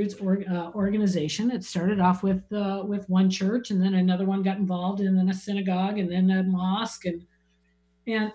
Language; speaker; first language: English; native; English